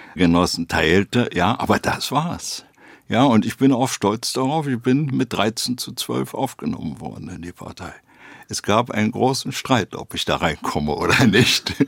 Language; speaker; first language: German; native; German